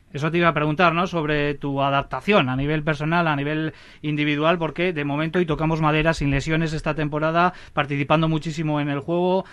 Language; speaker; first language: Spanish; native; Spanish